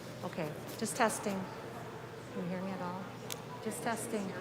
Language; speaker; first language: English; native; English